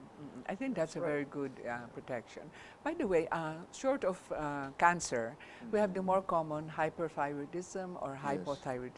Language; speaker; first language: English; non-native, local second language; Filipino